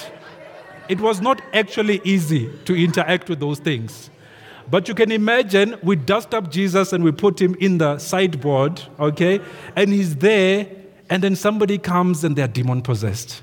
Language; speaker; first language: English; non-native, local second language; Venda